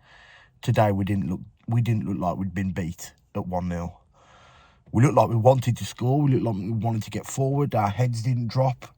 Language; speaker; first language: English; native; English